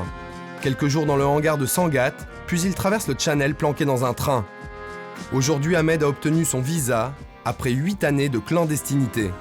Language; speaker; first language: French; native; French